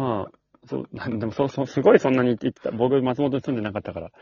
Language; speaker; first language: Japanese; native; Japanese